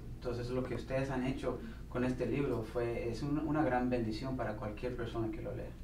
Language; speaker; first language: Spanish; non-native, fluent; English